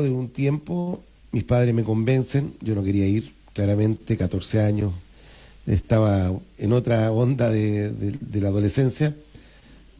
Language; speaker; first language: Spanish; native; Spanish